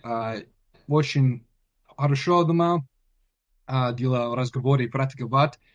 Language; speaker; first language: Russian; non-native, learner; English